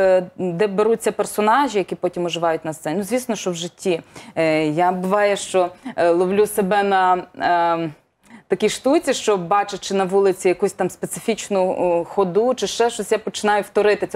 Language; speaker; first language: Ukrainian; native; Ukrainian